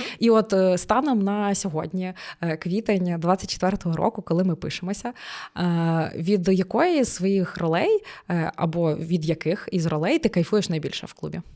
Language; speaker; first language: Ukrainian; native; Ukrainian